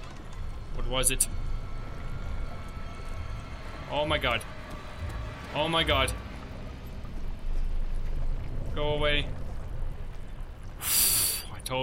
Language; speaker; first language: English; native; English